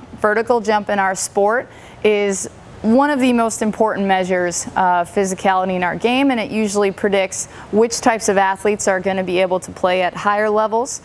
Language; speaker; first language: English; native; English